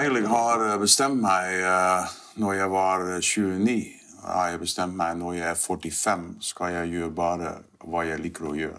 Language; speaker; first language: Norwegian; non-native, fluent; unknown